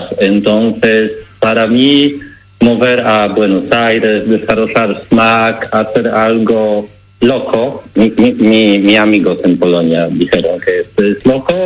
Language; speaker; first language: Spanish; non-native, learner; Polish